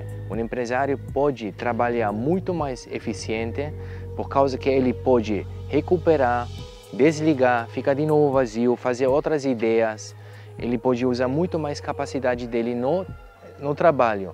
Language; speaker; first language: Portuguese; non-native, learner; German